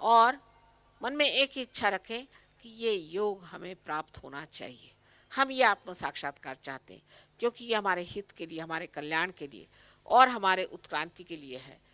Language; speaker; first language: Hindi; non-native, local second language; Marathi